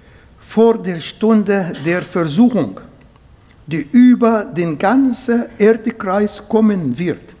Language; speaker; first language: German; non-native, fluent; Arabic